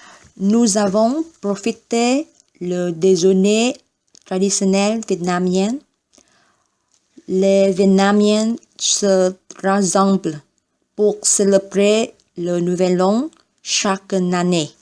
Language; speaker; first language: French; non-native, learner; Vietnamese